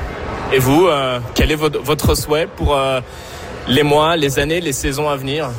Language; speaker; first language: French; native; French